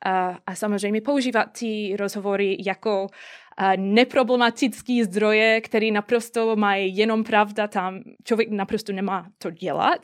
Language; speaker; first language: Czech; non-native, fluent; English